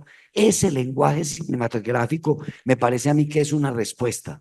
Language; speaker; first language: Spanish; native; Spanish